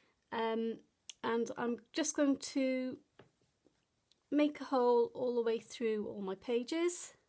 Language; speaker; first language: English; native; English